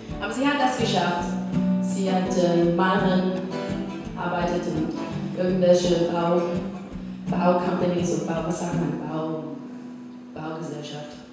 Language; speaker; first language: German; non-native, fluent; English